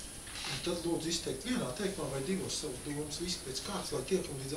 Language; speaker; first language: Latvian; native; Latvian